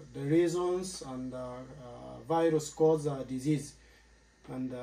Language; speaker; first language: English; non-native, learner; Arabic